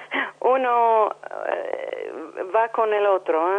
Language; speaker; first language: Spanish; non-native, learner; English